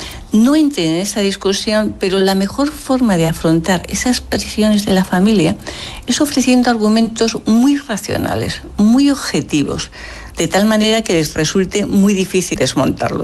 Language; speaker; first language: Spanish; native; Spanish